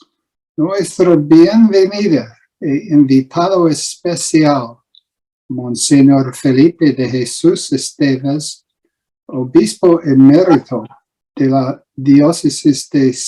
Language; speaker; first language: Spanish; non-native, learner; English